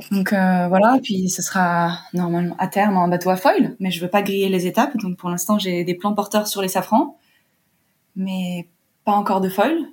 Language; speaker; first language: French; early bilingual, heritage; French